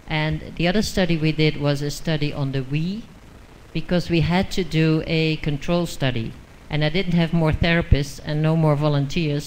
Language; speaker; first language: English; non-native, fluent; Dutch